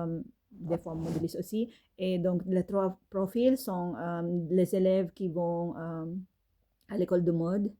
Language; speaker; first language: French; non-native, learner; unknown